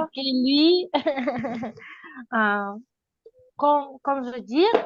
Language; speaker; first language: French; non-native, learner; Uzbek